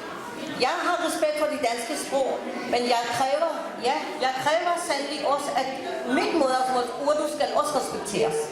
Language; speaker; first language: Danish; early bilingual, other home language; Urdu